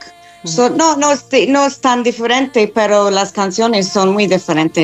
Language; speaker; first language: Spanish; non-native, learner; English